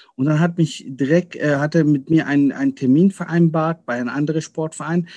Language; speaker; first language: German; early bilingual, other home language; Arabic